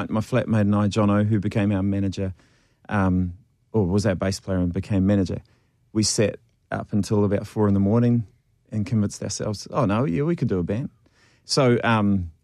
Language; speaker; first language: English; native; English